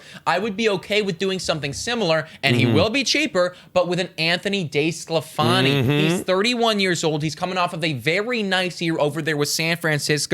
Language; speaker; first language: English; native; English